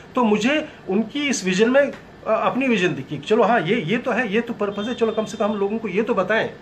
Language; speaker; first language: Hindi; native; Hindi